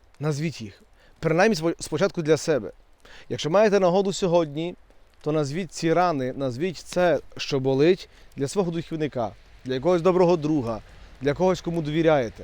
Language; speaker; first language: Ukrainian; native; Ukrainian